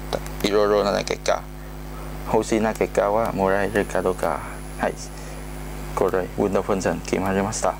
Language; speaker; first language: Japanese; non-native, learner; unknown